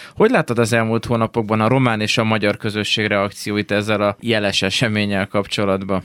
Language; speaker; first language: Hungarian; native; Hungarian